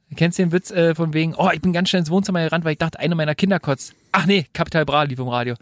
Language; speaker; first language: German; native; German